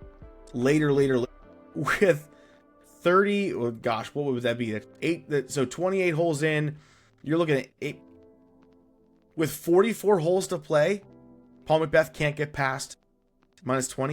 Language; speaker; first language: English; native; English